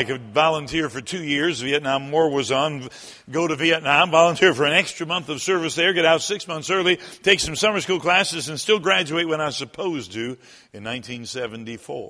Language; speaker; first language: English; native; English